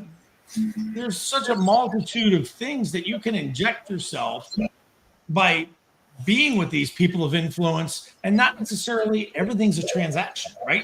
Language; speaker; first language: English; native; English